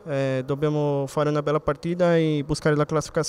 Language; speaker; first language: Italian; non-native, fluent; Spanish